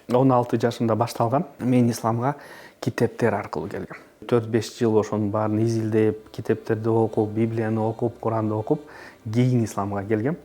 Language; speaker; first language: Kyrgyz; non-native, local second language; Russian